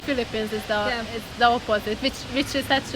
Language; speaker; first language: English; non-native, fluent; Hungarian